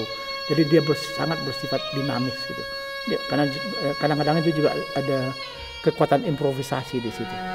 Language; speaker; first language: Indonesian; non-native, local second language; Minangkabau